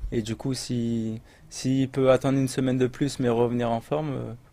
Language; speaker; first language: French; native; French